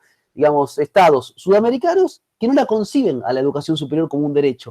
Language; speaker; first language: Spanish; native; Spanish